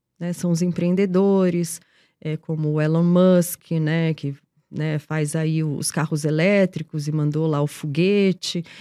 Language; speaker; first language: Portuguese; native; Portuguese